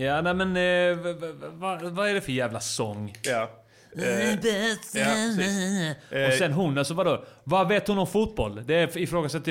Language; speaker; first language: Swedish; native; Swedish